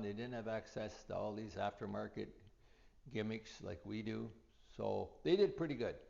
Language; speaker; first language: English; native; English